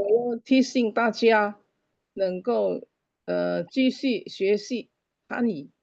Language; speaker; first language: Chinese; non-native, learner; Indonesian